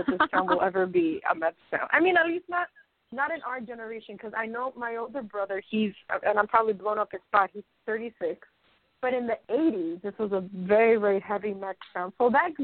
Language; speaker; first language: English; early bilingual, other home language; Spanish